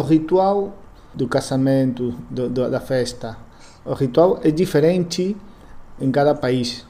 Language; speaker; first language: Portuguese; non-native, learner; Spanish